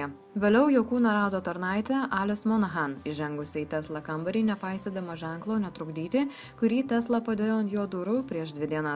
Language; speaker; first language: Lithuanian; native; Lithuanian